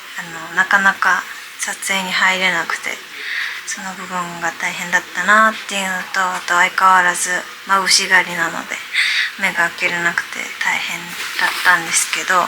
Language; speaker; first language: Japanese; native; Japanese